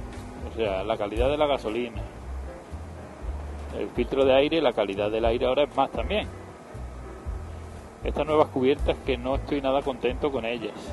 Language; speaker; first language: Spanish; native; Spanish